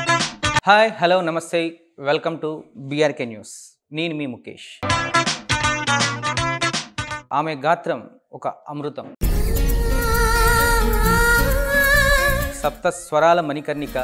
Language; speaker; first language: Telugu; native; Telugu